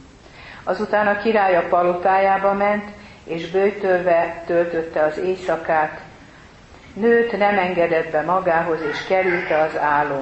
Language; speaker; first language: Hungarian; native; Hungarian